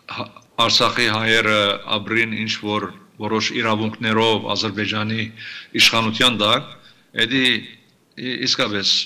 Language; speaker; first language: Armenian; early bilingual, heritage; Armenian